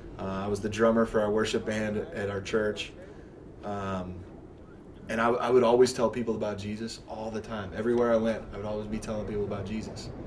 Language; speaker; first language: English; native; English